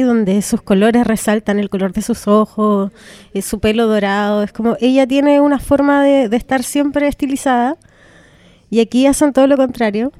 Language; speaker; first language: Spanish; native; Spanish